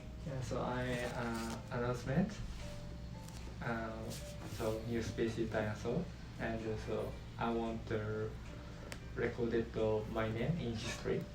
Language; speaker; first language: English; non-native, learner; Japanese